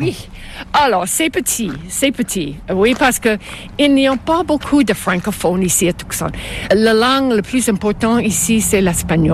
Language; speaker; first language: French; non-native, fluent; English